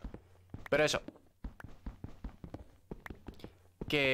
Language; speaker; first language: Spanish; native; Spanish